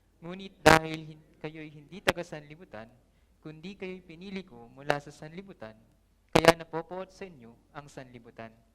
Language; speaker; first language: Filipino; native; Filipino